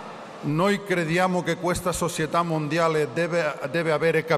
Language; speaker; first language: Italian; non-native, learner; Catalan